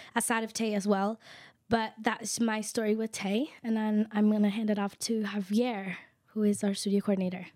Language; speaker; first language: English; early bilingual, other home language; Kʼicheʼ